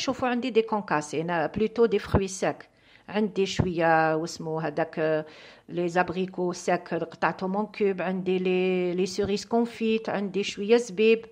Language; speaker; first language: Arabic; native; Arabic